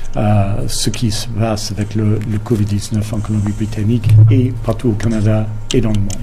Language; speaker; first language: French; non-native, fluent; English